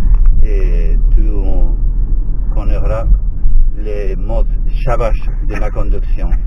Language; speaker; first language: French; non-native, learner; Spanish